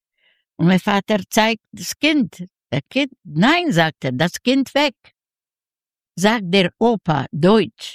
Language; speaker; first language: German; non-native, learner; Yiddish